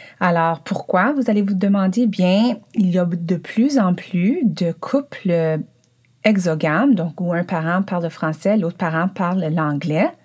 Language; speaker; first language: French; native; French